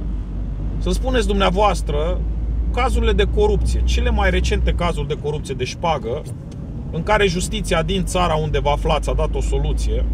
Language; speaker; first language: Romanian; native; Romanian